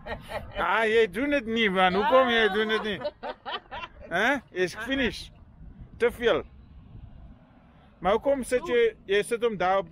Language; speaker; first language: Afrikaans; non-native, learner; English